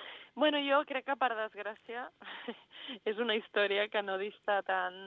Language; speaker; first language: Catalan; non-native, fluent; Spanish